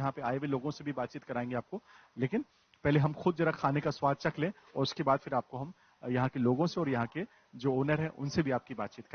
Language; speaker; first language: Hindi; native; Hindi